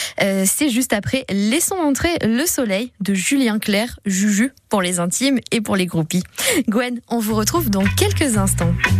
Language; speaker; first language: French; native; French